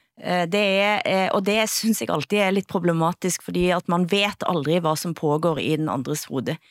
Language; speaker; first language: Norwegian; native; Norwegian